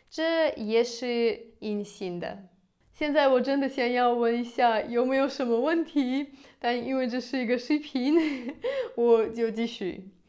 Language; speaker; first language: Chinese; non-native, fluent; Russian